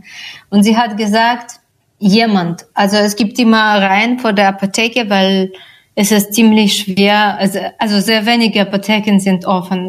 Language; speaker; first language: German; non-native, fluent; Russian